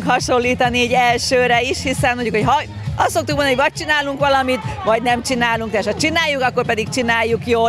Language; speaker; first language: Hungarian; native; Hungarian